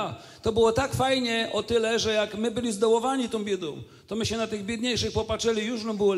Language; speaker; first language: Polish; native; Polish